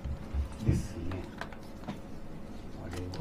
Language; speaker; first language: Japanese; native; Japanese